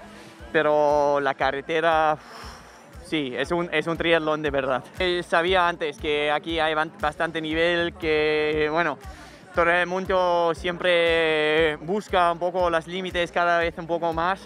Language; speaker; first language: Spanish; non-native, fluent; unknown